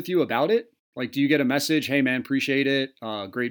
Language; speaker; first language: English; native; English